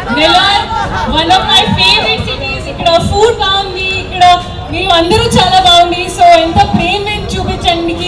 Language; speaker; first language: Telugu; non-native, learner; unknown